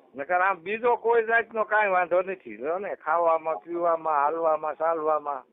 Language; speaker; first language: Gujarati; native; Gujarati